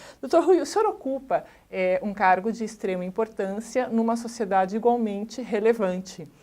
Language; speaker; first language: Portuguese; native; Portuguese